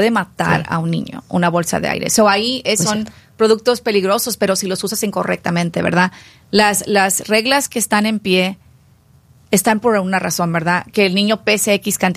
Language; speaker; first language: Spanish; early bilingual, heritage; Spanish